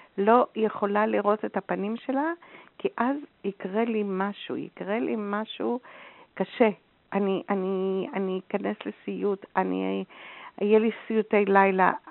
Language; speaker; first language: Hebrew; native; Hebrew